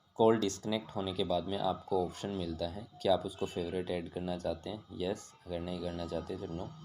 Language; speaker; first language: Hindi; native; Hindi